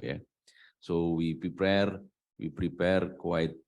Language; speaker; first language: English; non-native, learner; Indonesian